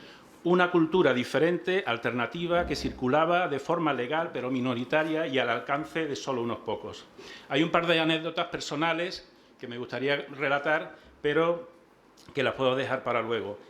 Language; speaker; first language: Spanish; native; Spanish